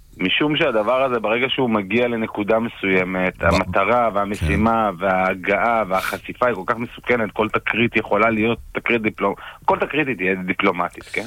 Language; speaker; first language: Hebrew; native; Hebrew